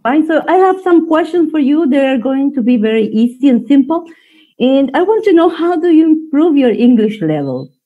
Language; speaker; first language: English; non-native, fluent; Spanish